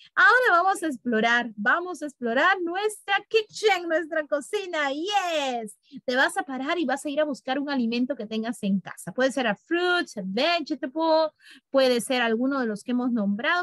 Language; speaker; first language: Spanish; native; Spanish